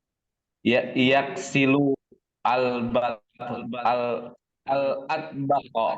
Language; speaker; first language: Arabic; non-native, learner; Indonesian